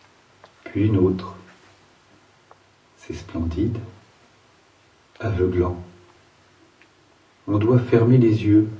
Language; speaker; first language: French; native; French